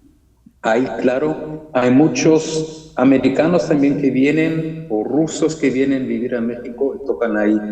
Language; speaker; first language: Spanish; early bilingual, heritage; German